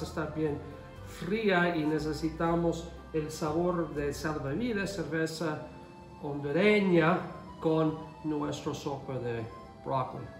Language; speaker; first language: Spanish; non-native, fluent; English